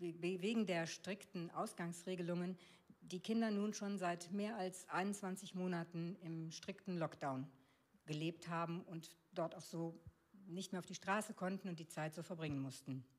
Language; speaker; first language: German; native; German